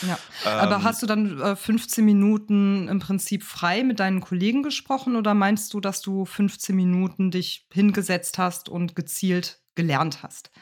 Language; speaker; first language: German; native; German